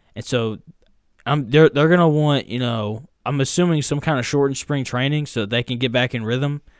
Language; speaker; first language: English; native; English